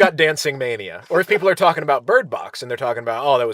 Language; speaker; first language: English; native; English